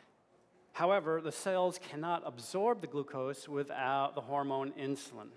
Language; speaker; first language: English; native; English